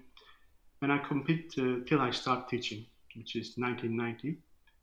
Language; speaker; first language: English; non-native, fluent; Turkish